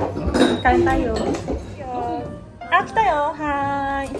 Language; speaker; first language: Japanese; non-native, learner; Filipino